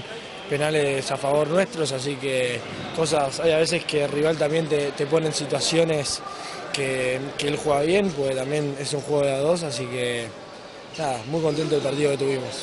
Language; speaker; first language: Spanish; native; Spanish